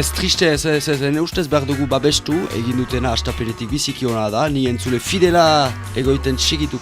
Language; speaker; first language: Basque; native; Basque